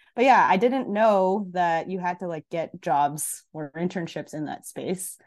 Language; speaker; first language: English; early bilingual, other home language; Filipino